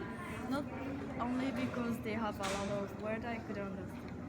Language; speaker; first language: English; non-native, learner; Japanese